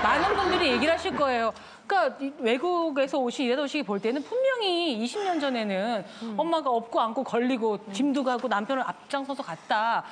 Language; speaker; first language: Korean; native; Korean